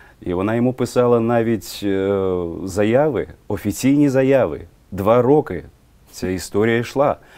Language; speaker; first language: Ukrainian; non-native, local second language; Russian